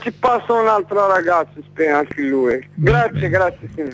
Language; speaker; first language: Italian; non-native, learner; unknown